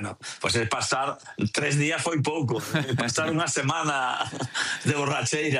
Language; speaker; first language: Galician; non-native, local second language; Spanish